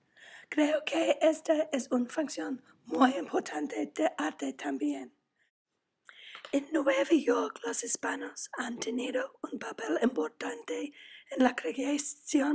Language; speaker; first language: Spanish; non-native, learner; English